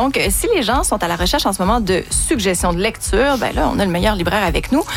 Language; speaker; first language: French; native; French